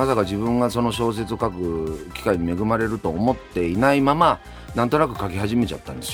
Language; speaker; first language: Japanese; native; Japanese